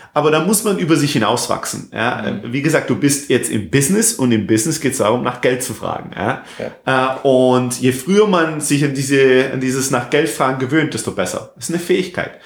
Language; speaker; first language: German; non-native, fluent; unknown